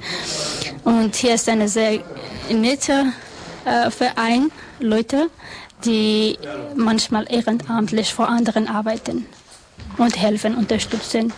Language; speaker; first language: German; non-native, learner; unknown